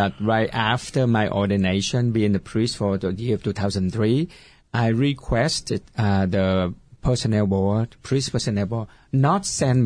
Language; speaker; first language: English; non-native, fluent; Vietnamese